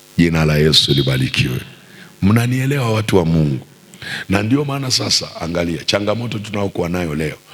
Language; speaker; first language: Swahili; native; Swahili